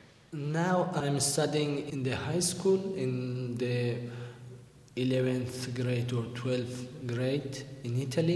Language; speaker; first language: English; non-native, learner; Persian